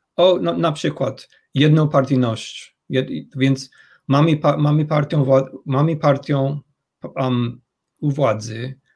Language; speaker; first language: Polish; non-native, fluent; English